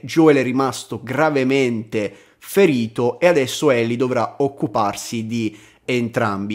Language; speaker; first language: Italian; native; Italian